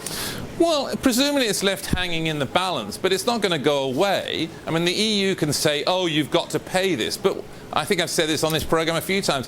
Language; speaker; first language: English; native; English